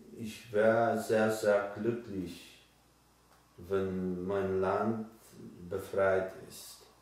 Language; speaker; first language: German; non-native, learner; Polish